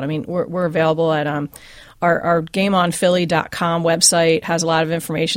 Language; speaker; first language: English; native; English